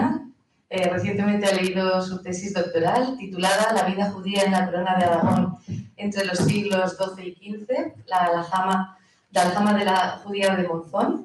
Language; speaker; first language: Spanish; native; Spanish